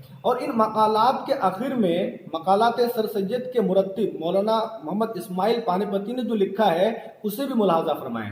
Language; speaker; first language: Urdu; native; Urdu